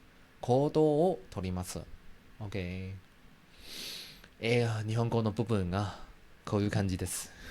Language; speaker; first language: Japanese; non-native, learner; Chinese